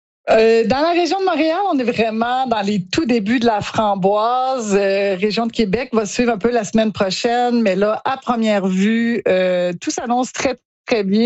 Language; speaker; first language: French; native; French